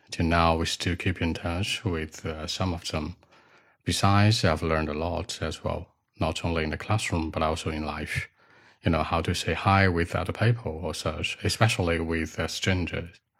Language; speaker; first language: English; non-native, fluent; Chinese